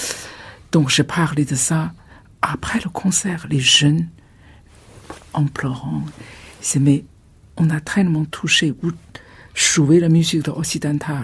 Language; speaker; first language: French; non-native, fluent; Chinese